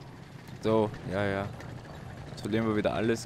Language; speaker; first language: German; native; German